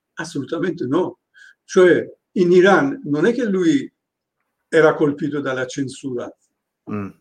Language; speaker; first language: Italian; non-native, fluent; Persian